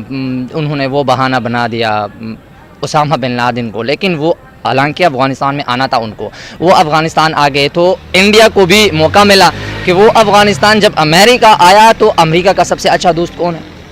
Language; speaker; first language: Hindi; non-native, local second language; Pashto